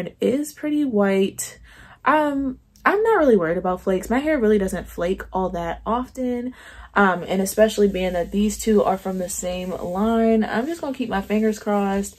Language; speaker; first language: English; native; English